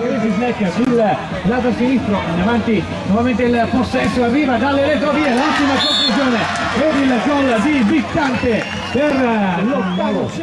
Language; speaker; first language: Italian; native; Italian